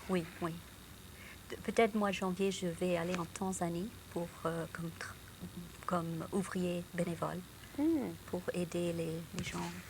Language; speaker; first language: French; non-native, local second language; English